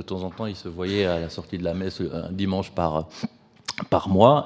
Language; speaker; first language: French; native; French